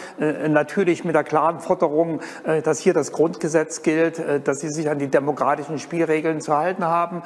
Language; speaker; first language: German; native; German